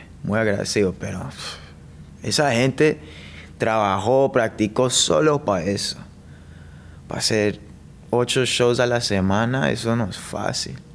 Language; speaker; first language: Spanish; early bilingual, heritage; English